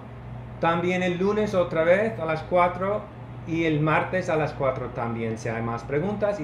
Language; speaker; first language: Spanish; non-native, fluent; English